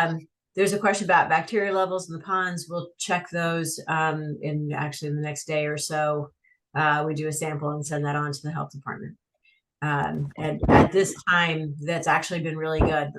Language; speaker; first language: English; native; English